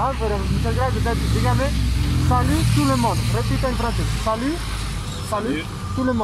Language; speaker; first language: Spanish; non-native, fluent; French